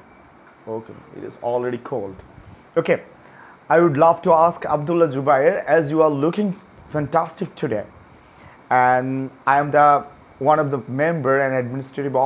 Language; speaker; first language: English; non-native, fluent; Bangla